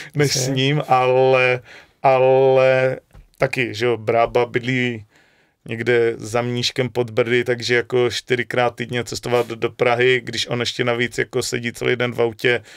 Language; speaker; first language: Czech; native; Czech